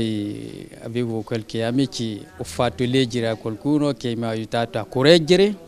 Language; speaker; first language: Italian; non-native, learner; French